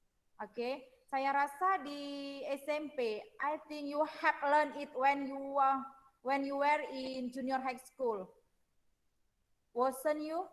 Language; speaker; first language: English; non-native, learner; Indonesian